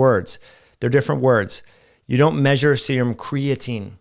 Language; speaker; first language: English; native; English